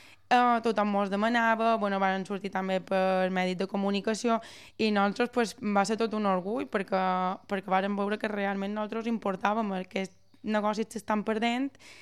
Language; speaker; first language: Catalan; native; Catalan